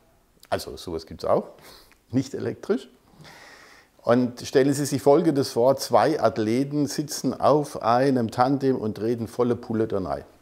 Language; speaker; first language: German; native; German